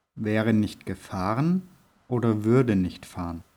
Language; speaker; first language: German; native; German